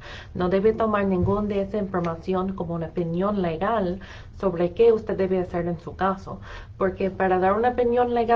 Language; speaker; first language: Spanish; non-native, fluent; English